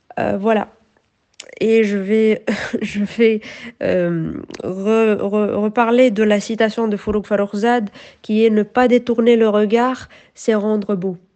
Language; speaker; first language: French; non-native, local second language; Arabic